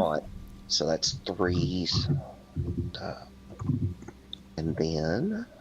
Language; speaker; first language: English; native; English